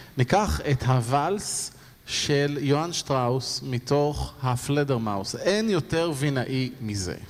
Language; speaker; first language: Hebrew; native; Hebrew